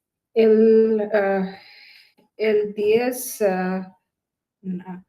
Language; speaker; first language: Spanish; non-native, learner; Bangla